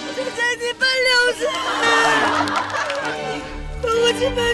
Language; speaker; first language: Korean; native; Korean